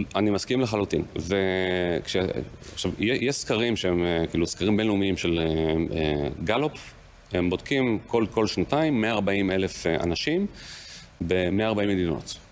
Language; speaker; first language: Hebrew; native; Hebrew